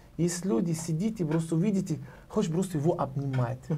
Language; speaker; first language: Russian; non-native, learner; Arabic